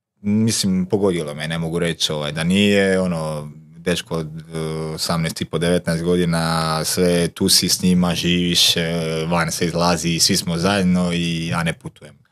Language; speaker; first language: Croatian; non-native, local second language; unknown